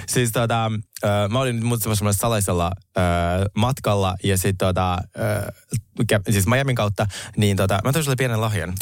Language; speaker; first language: Finnish; early bilingual, other home language; Russian